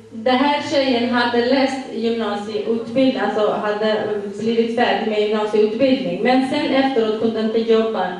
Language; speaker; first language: Swedish; non-native, fluent; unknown